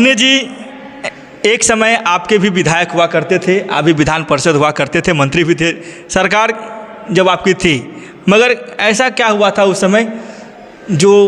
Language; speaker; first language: Hindi; native; Hindi